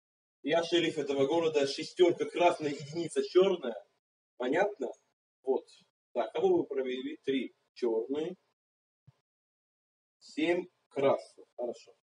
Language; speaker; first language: Russian; native; Russian